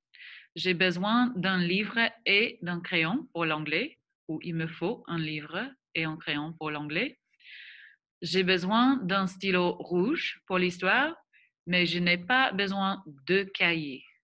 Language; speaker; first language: French; non-native, fluent; English